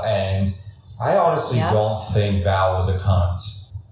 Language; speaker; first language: English; native; English